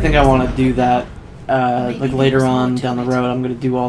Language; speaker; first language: English; native; English